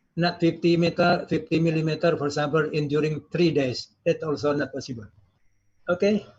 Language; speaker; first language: English; non-native, learner; Indonesian